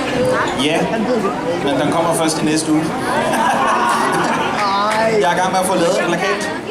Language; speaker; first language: Danish; native; Danish